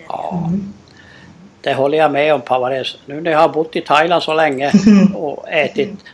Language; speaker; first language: Swedish; native; Swedish